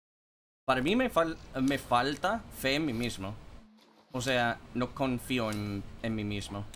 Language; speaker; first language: Spanish; non-native, fluent; English